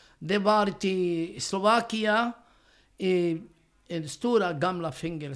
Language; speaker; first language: Swedish; non-native, learner; Romany